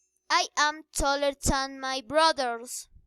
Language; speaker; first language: English; non-native, learner; Spanish